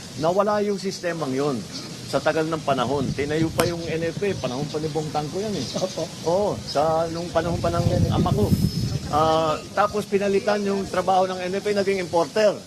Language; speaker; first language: Filipino; native; Filipino